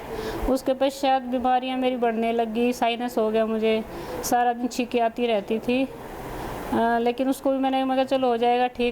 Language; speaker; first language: Hindi; native; Hindi